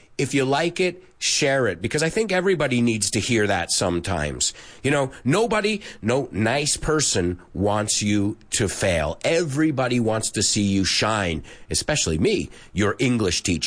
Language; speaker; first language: English; early bilingual, other home language; Spanish